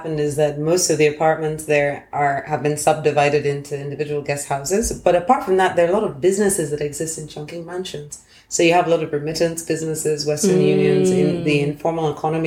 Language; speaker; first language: English; non-native, local second language; Yoruba